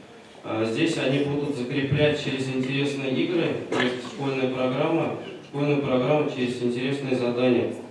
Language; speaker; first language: Russian; non-native, local second language; Tatar